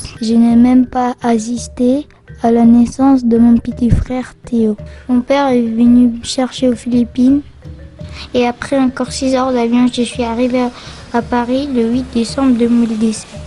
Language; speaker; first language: French; non-native, learner; Filipino